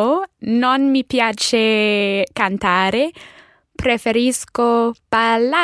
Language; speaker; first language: Italian; non-native, learner; English